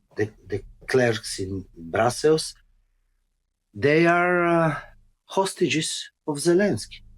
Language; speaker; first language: English; non-native, learner; Bulgarian